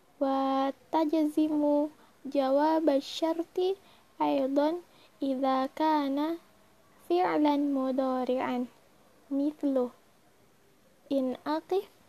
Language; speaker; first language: Arabic; non-native, fluent; Malay